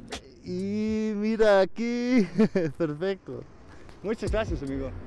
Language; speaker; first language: Spanish; non-native, learner; Danish